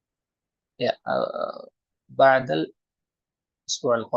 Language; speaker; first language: Arabic; non-native, fluent; Urdu